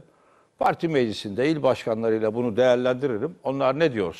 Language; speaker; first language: Turkish; native; Turkish